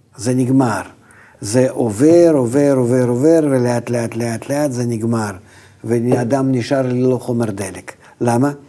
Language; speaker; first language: Hebrew; non-native, fluent; Russian